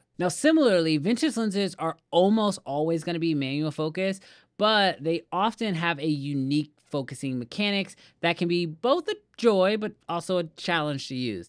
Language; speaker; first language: English; native; English